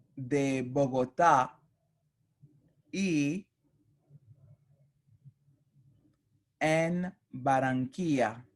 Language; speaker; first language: Spanish; non-native, fluent; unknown